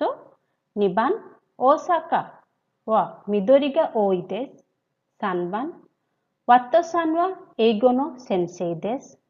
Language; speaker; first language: Japanese; non-native, fluent; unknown